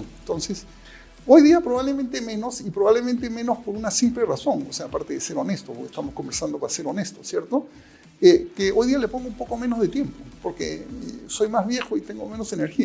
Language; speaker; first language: Spanish; native; Spanish